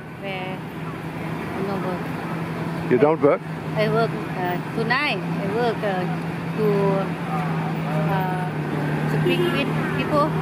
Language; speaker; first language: English; non-native, learner; Thai